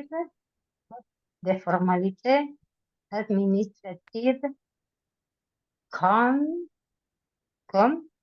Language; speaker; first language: French; non-native, learner; Spanish